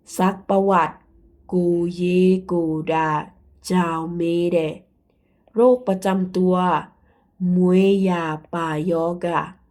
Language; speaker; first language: Thai; native; Thai